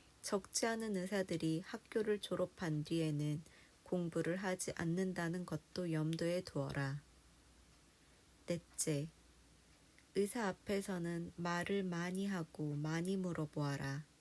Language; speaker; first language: Korean; native; Korean